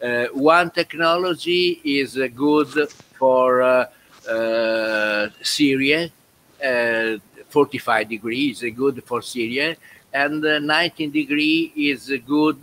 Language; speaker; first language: English; non-native, learner; Italian